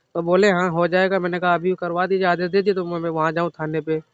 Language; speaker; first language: Hindi; native; Hindi